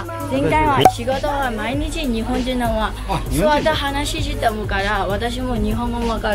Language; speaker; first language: Japanese; non-native, learner; Burmese